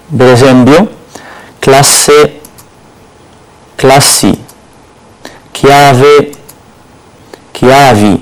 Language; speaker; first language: Italian; non-native, fluent; Arabic